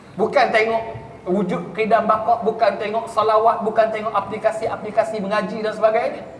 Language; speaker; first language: Malay; native; Malay